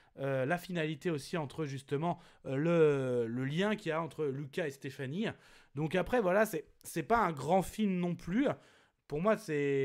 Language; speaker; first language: French; native; French